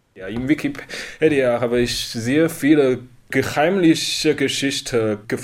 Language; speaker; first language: German; non-native, learner; Chinese